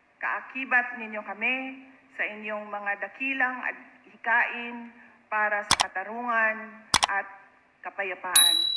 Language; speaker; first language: Filipino; non-native, local second language; Cebuano